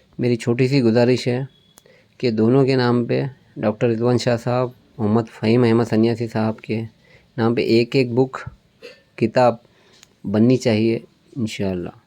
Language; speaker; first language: Urdu; native; Urdu